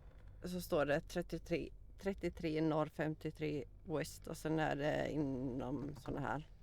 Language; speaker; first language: Swedish; native; Swedish